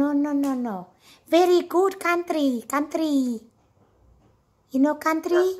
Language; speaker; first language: English; non-native, learner; Amharic